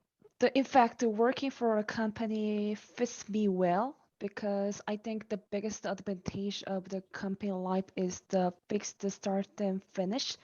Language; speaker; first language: English; non-native, learner; Korean